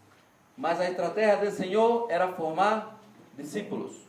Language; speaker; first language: Spanish; non-native, learner; Portuguese